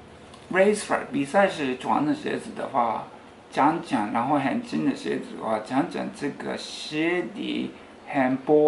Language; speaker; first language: Chinese; non-native, fluent; Japanese